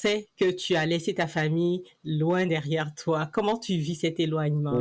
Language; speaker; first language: French; native; French